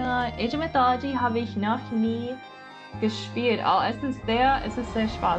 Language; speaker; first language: German; non-native, learner; English